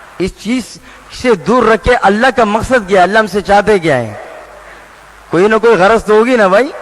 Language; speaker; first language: Urdu; non-native, local second language; Pashto